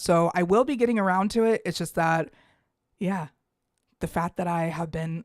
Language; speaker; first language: English; native; English